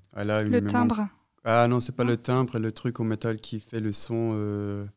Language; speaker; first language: French; non-native, fluent; German